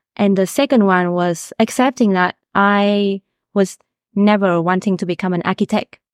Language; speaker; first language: English; non-native, fluent; Vietnamese